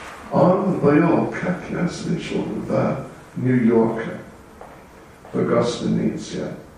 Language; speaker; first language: Russian; non-native, learner; English